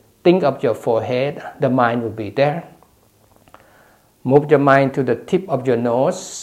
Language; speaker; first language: English; non-native, fluent; Thai